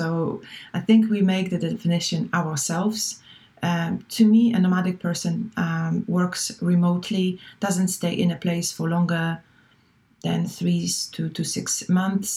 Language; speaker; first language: English; non-native, fluent; Polish